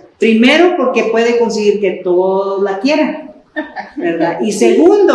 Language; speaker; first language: Spanish; early bilingual, other home language; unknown